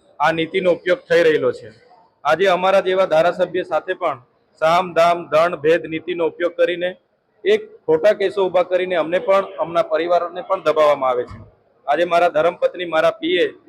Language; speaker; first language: Gujarati; non-native, local second language; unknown